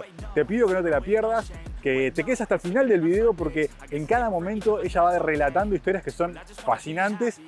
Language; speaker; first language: Spanish; native; Spanish